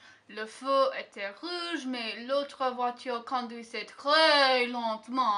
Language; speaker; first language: French; non-native, learner; English